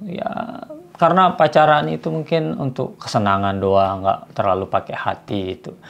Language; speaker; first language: Indonesian; native; Indonesian